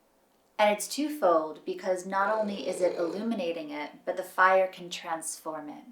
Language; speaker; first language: English; native; English